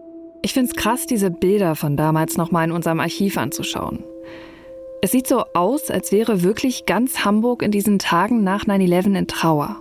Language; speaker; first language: German; native; German